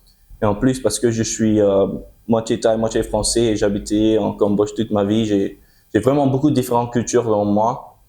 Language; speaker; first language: French; early bilingual, heritage; French